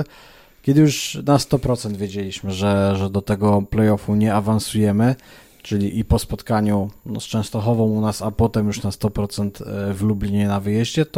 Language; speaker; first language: Polish; native; Polish